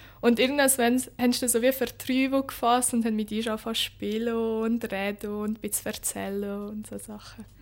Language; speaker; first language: German; early bilingual, other home language; Bosnian